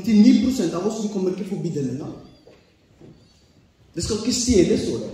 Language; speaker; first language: Norwegian; early bilingual, other home language; Oromo